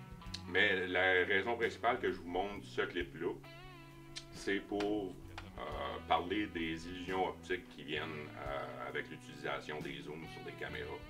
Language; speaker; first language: French; native; French